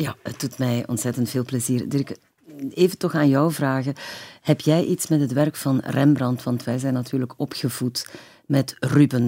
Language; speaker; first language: Dutch; native; Dutch